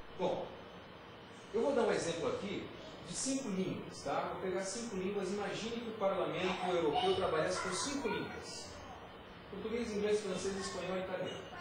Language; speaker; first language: Portuguese; native; Portuguese